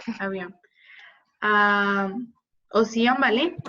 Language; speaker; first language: French; non-native, learner; Spanish